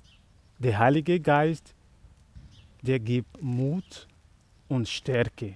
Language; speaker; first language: German; non-native, learner; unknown